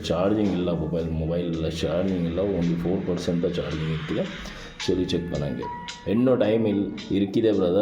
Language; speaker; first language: Tamil; non-native, learner; Kannada